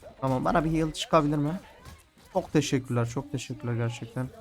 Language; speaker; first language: Turkish; native; Turkish